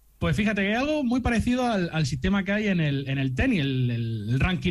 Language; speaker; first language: Spanish; native; Spanish